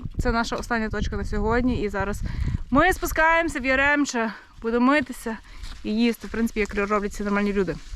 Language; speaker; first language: Ukrainian; native; Ukrainian